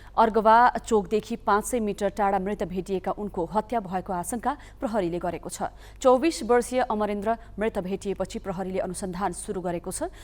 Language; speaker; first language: Nepali; native; Nepali